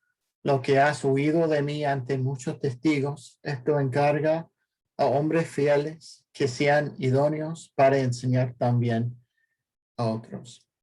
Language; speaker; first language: Spanish; non-native, fluent; English